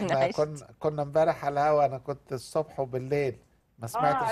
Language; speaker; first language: Arabic; native; Arabic